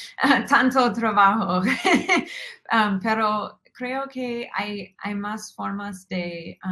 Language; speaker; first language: Spanish; non-native, fluent; English